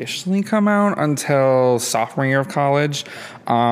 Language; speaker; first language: English; native; English